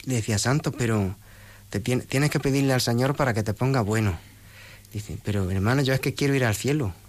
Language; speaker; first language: Spanish; native; Spanish